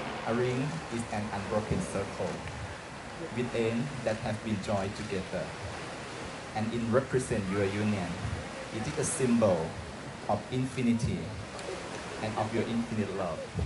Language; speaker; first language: English; non-native, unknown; Thai